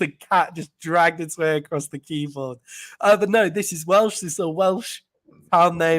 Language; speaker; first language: English; native; English